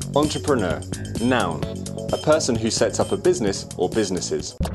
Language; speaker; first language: English; non-native, fluent; Dutch